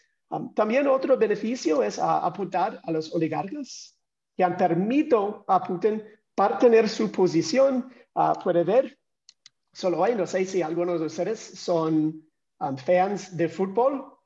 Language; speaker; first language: Spanish; non-native, fluent; English